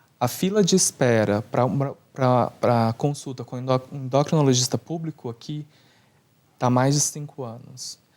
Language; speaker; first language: Portuguese; native; Portuguese